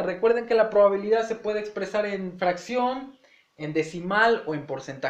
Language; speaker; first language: Spanish; native; Spanish